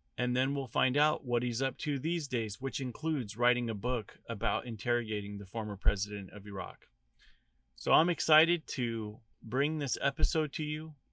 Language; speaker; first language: English; native; English